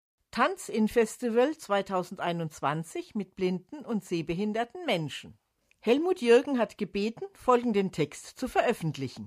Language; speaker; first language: German; native; German